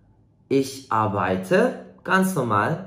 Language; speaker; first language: German; non-native, fluent; Serbian